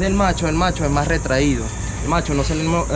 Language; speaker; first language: Spanish; native; Spanish